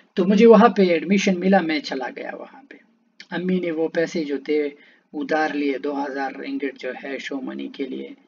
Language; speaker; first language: Urdu; non-native, local second language; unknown